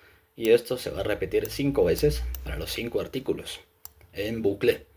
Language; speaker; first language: Spanish; native; Spanish